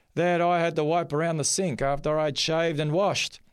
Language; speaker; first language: English; early bilingual, other home language; Macedonian